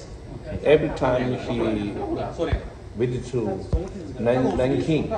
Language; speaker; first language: English; non-native, learner; Chinese